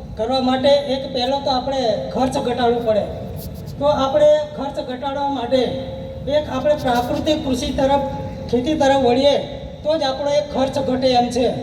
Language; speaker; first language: Gujarati; native; Gujarati